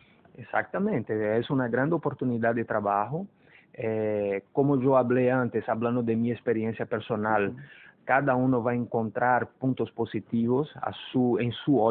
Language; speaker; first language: Spanish; non-native, fluent; Portuguese